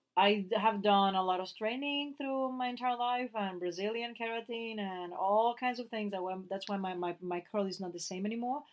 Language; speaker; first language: English; non-native, fluent; Spanish